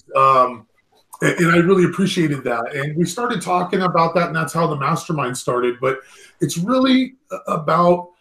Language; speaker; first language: English; native; English